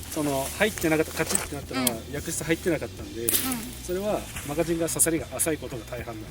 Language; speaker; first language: Japanese; native; Japanese